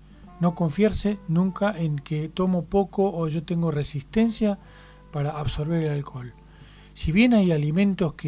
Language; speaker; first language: Spanish; native; Spanish